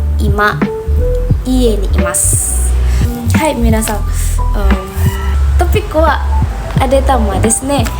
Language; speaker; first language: Japanese; non-native, learner; Indonesian